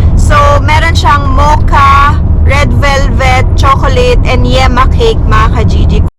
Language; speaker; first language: Filipino; native; Filipino